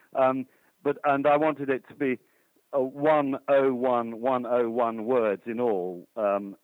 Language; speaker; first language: English; native; English